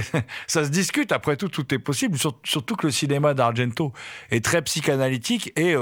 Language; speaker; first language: French; native; French